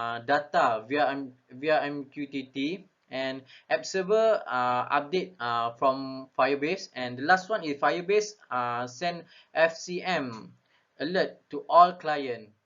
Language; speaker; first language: English; non-native, local second language; Malay